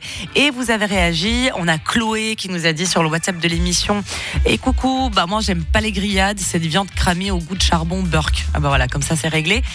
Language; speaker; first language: French; native; French